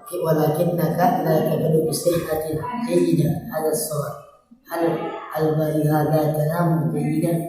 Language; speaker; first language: Arabic; non-native, learner; Indonesian